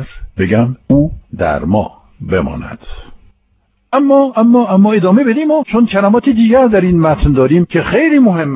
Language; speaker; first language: Persian; non-native, fluent; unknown